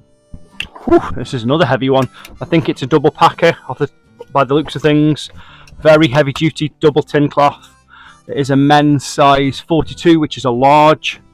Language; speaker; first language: English; native; English